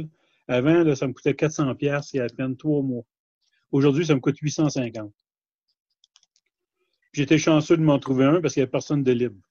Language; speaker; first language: French; native; French